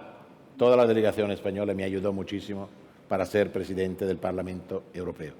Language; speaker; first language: Spanish; non-native, fluent; Italian